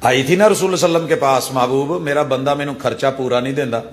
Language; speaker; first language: Urdu; non-native, local second language; Punjabi